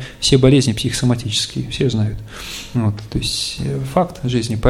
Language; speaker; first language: Russian; native; Russian